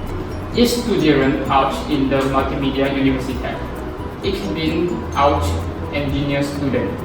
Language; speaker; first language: German; non-native, learner; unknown